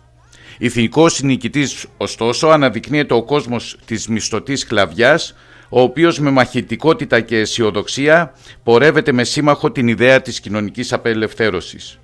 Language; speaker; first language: Greek; native; Greek